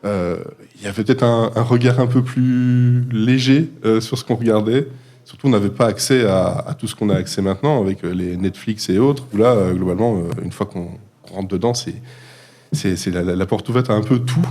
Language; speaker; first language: French; native; French